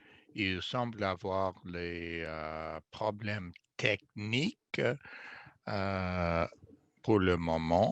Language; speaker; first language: French; non-native, fluent; English